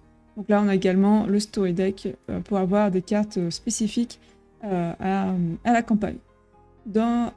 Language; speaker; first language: French; native; French